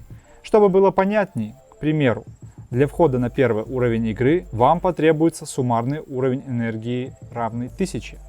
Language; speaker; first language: Russian; native; Russian